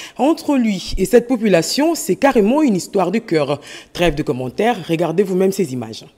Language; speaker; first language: French; non-native, local second language; Lingala